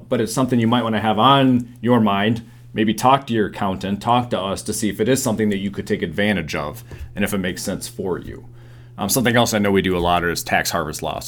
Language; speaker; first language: English; native; English